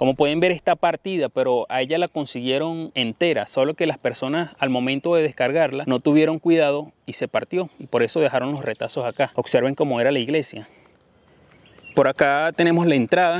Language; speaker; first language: Spanish; native; Spanish